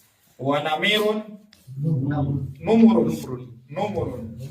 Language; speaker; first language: Arabic; non-native, fluent; Indonesian